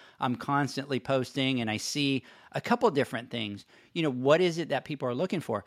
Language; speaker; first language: English; non-native, local second language; Spanish